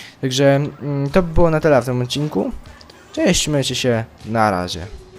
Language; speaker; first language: Polish; native; Polish